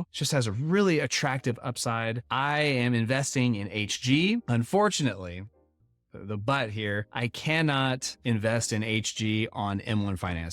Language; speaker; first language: English; native; English